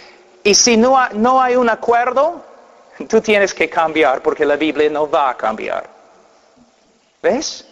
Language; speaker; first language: Spanish; non-native, fluent; English